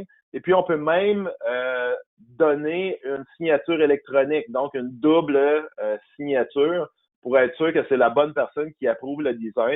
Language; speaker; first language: French; native; French